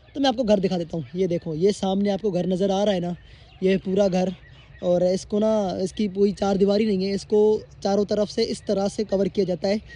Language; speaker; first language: Urdu; non-native, local second language; Sindhi